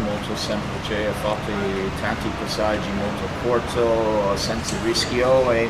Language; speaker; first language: Italian; non-native, fluent; English